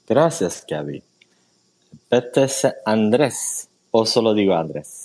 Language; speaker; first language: Spanish; non-native, fluent; Swedish